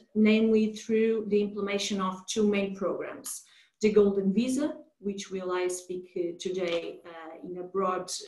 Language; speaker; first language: English; non-native, fluent; Portuguese